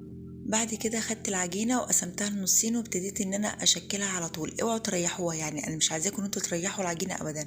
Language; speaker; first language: Arabic; native; Arabic